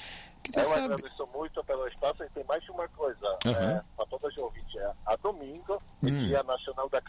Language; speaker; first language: Portuguese; non-native, learner; Polish